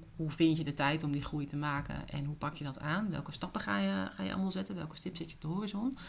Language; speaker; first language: Dutch; native; Dutch